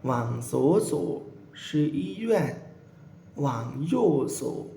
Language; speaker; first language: Chinese; non-native, fluent; Urdu